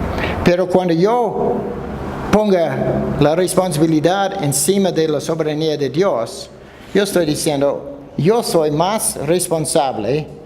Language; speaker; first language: Spanish; non-native, fluent; English